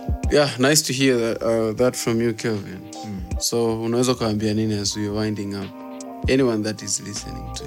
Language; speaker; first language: English; non-native, local second language; Swahili